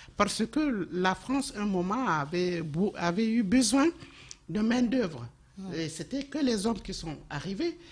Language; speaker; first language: French; non-native, local second language; Bambara